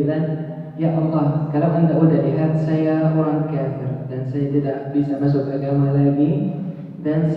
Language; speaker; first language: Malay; non-native, learner; Arabic